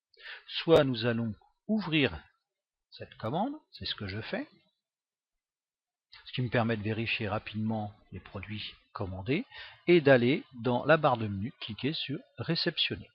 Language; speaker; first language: French; native; French